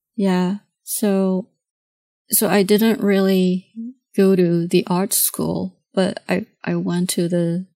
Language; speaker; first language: English; non-native, fluent; Japanese